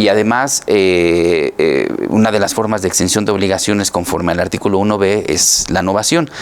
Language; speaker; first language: Spanish; native; Spanish